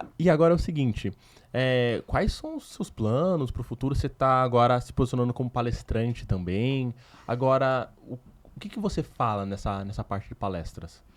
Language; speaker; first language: Portuguese; native; Portuguese